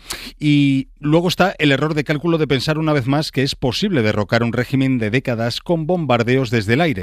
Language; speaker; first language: Spanish; native; Spanish